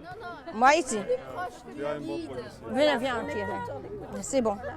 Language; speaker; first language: French; non-native, fluent; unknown